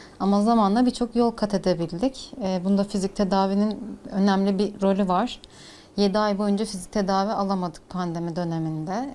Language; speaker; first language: Turkish; native; Turkish